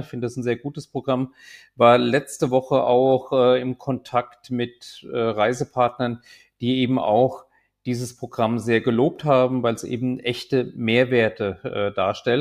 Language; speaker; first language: German; native; German